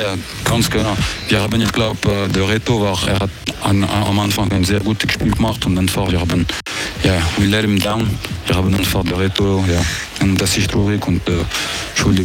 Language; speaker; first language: German; non-native, local second language; French